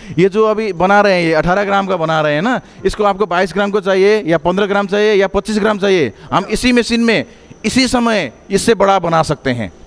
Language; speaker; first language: Hindi; non-native, fluent; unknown